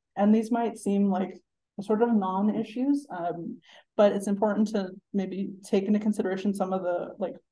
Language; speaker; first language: English; native; English